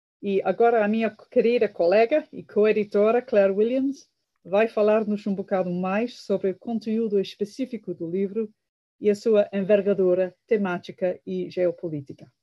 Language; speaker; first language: Portuguese; non-native, fluent; English